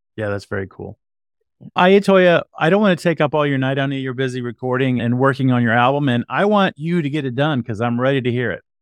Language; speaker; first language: English; native; English